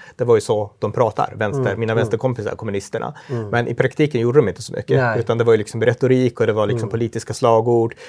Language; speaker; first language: Swedish; native; Swedish